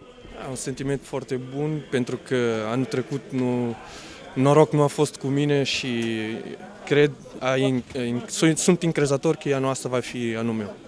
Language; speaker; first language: Romanian; non-native, learner; Portuguese